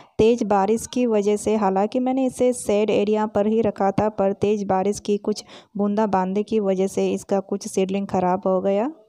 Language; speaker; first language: Hindi; native; Hindi